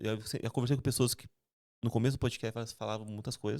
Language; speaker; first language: Portuguese; native; Portuguese